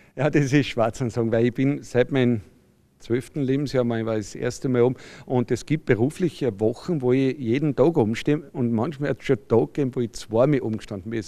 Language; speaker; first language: German; native; German